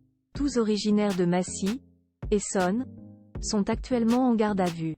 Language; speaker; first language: French; native; French